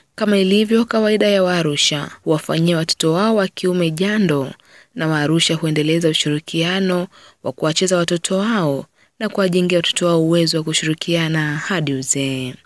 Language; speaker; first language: Swahili; native; Swahili